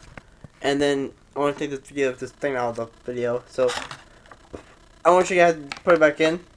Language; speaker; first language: English; native; English